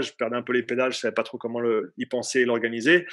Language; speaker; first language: French; native; French